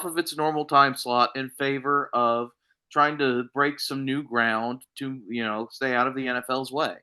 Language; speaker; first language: English; native; English